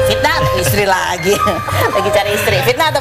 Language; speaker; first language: Indonesian; native; Indonesian